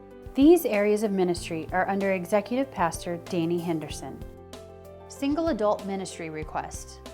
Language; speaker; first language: English; native; English